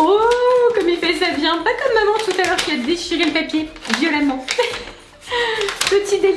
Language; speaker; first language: French; native; French